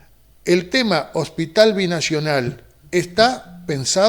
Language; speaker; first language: Spanish; native; Spanish